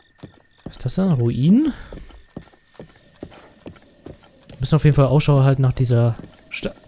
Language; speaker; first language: German; native; German